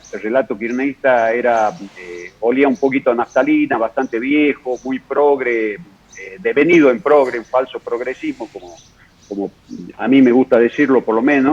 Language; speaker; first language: Spanish; native; Spanish